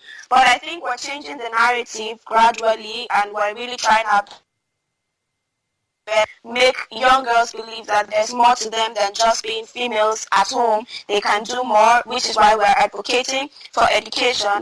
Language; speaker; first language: English; non-native, local second language; Hausa